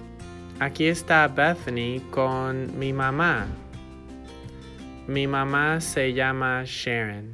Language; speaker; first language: Spanish; non-native, fluent; English